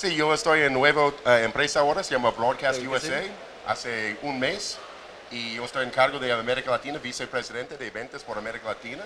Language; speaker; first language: Spanish; non-native, fluent; English